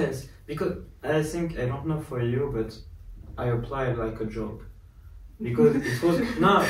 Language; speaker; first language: English; non-native, learner; French